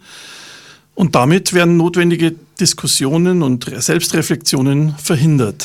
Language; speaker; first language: German; native; German